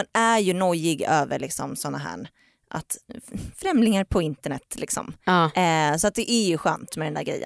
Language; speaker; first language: Swedish; native; Swedish